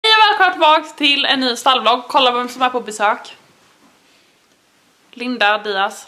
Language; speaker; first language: Swedish; native; Swedish